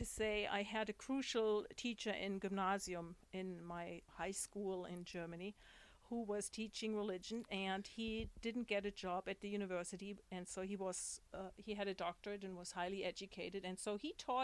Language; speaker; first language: English; non-native, fluent; German